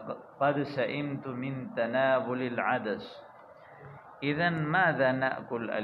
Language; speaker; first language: Arabic; non-native, fluent; Urdu